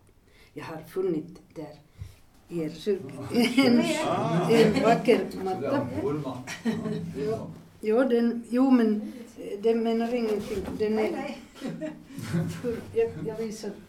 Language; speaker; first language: Swedish; non-native, fluent; Finnish